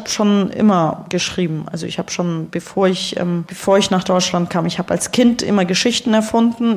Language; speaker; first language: German; early bilingual, other home language; Russian